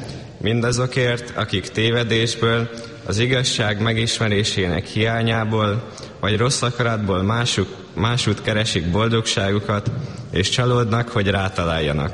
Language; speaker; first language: Hungarian; native; Hungarian